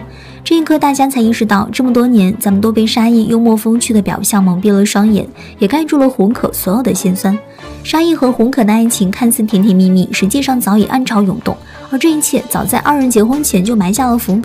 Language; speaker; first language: Chinese; native; Chinese